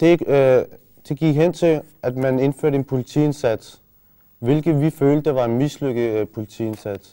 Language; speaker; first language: Danish; early bilingual, other home language; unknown